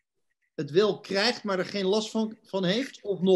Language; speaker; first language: Dutch; native; Dutch